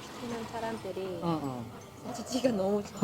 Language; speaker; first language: Korean; non-native, learner; Vietnamese